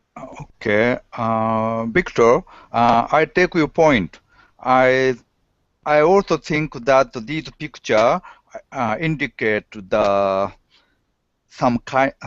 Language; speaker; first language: English; non-native, learner; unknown